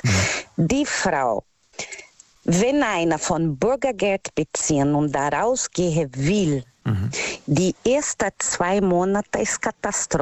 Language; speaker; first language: German; non-native, learner; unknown